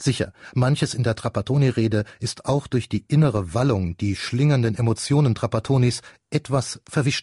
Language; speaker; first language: German; native; German